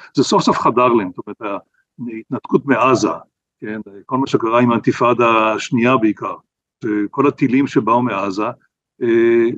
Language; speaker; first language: Hebrew; native; Hebrew